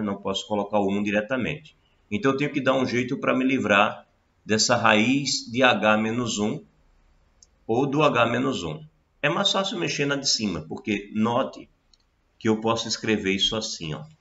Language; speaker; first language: Portuguese; native; Portuguese